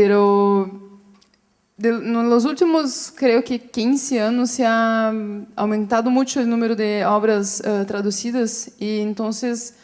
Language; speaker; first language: Spanish; non-native, fluent; Portuguese